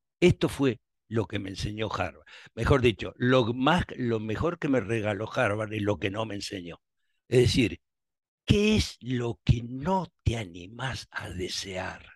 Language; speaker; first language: Spanish; native; Spanish